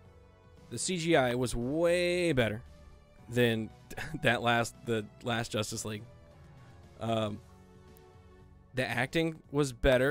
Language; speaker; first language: English; native; English